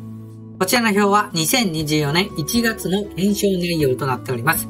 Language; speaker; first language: Japanese; native; Japanese